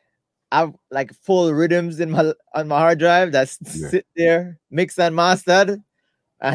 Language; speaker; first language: English; native; English